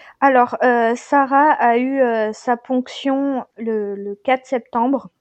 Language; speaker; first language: French; native; French